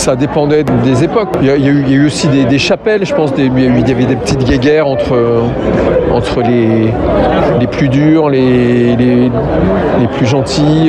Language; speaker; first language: French; native; French